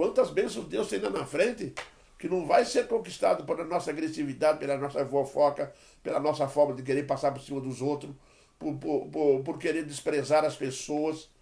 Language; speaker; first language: Portuguese; native; Portuguese